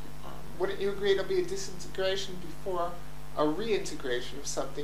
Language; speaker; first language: English; native; English